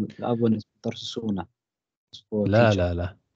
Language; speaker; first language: Arabic; non-native, learner; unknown